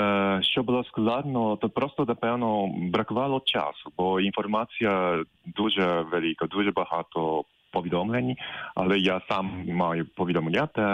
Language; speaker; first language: Ukrainian; non-native, fluent; Japanese